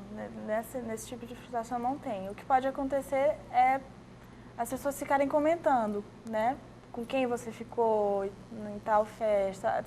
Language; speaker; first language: Portuguese; native; Portuguese